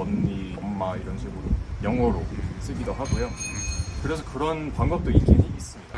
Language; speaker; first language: Korean; non-native, fluent; English